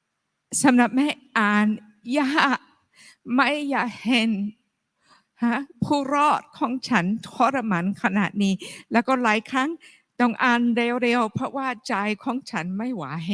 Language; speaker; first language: Thai; non-native, fluent; English